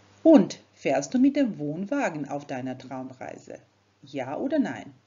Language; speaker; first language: German; non-native, fluent; Croatian